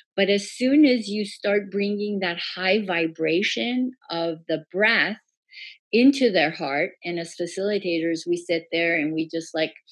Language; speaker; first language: English; early bilingual, other home language; Persian